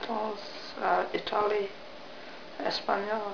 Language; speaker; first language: French; non-native, learner; English